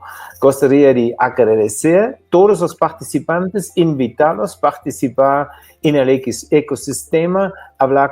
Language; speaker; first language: Spanish; non-native, fluent; German